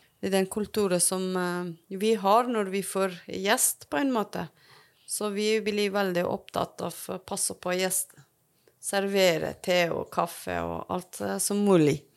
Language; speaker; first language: Norwegian; non-native, learner; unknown